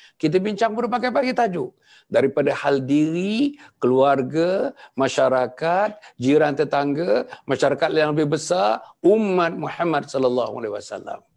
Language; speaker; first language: Malay; native; Malay